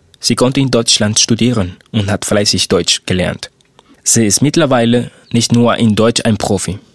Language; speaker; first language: German; non-native, fluent; Spanish